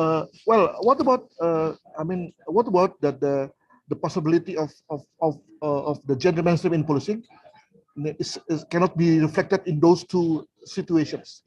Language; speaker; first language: English; non-native, fluent; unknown